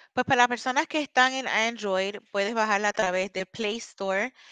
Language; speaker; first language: Spanish; non-native, local second language; English